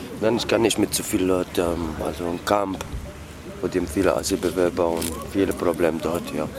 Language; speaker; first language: German; non-native, learner; Arabic